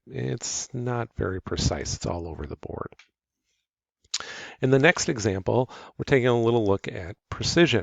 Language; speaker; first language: English; native; English